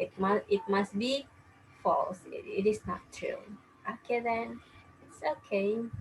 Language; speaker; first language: English; non-native, fluent; Indonesian